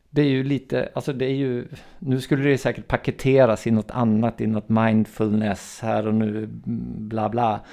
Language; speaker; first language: Swedish; native; Swedish